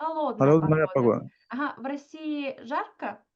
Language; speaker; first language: Russian; non-native, fluent; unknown